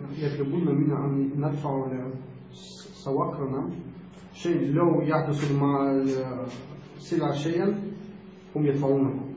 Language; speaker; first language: Arabic; non-native, learner; Russian